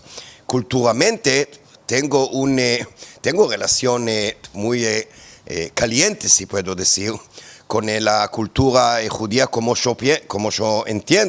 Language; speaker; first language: Spanish; non-native, fluent; Hebrew